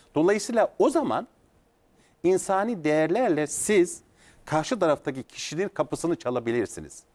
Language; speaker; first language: Turkish; native; Turkish